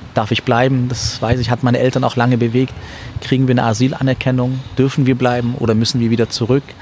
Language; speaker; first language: German; early bilingual, other home language; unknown